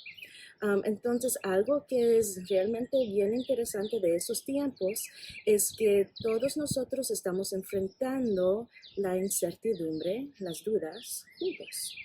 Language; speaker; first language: Spanish; non-native, fluent; English